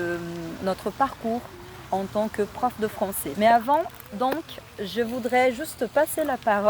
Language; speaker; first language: French; non-native, fluent; Portuguese